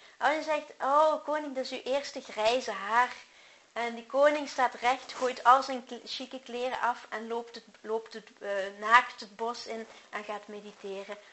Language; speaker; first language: Dutch; native; Dutch